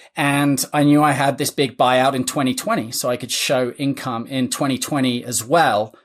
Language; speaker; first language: English; native; English